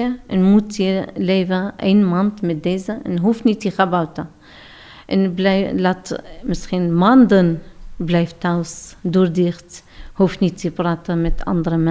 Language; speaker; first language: Dutch; non-native, learner; Arabic